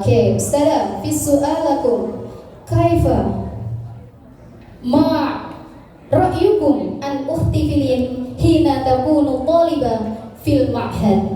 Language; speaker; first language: Arabic; non-native, learner; Indonesian